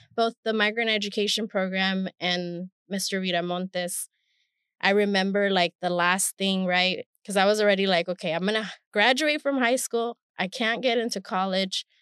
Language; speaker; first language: English; early bilingual, other home language; Spanish